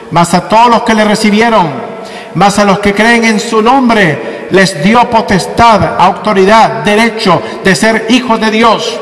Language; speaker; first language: Spanish; native; Spanish